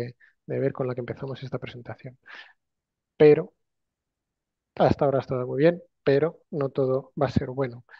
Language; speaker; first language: Spanish; native; Spanish